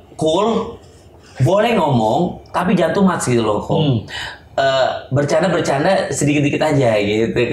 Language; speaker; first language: Indonesian; native; Indonesian